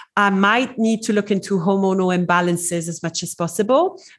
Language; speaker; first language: English; non-native, fluent; French